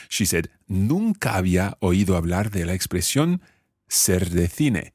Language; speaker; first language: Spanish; non-native, fluent; English